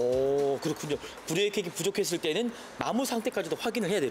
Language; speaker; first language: Korean; native; Korean